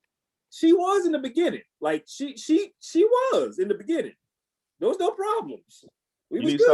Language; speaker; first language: English; native; English